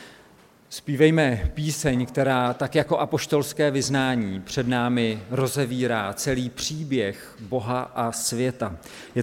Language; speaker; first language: Czech; native; Czech